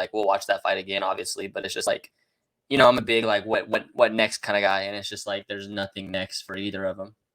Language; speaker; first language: English; native; English